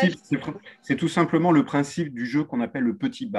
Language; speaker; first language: French; native; French